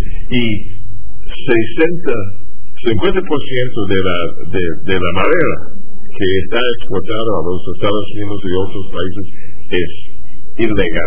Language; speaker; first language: Spanish; non-native, fluent; English